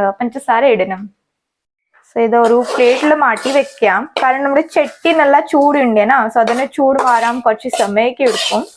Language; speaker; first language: Malayalam; native; Malayalam